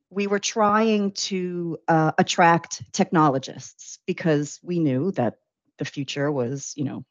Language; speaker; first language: English; native; English